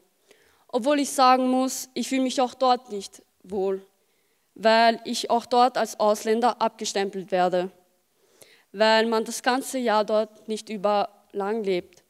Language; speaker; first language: German; early bilingual, other home language; Albanian